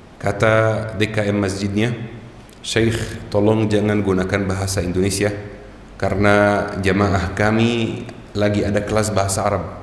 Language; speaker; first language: Indonesian; non-native, fluent; Arabic